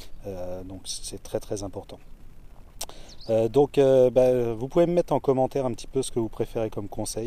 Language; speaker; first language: French; native; French